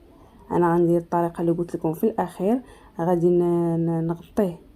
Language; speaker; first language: Arabic; native; Arabic